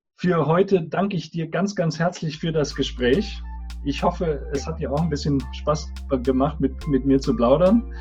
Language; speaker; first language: German; native; German